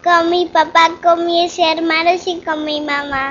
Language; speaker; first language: Spanish; early bilingual, other home language; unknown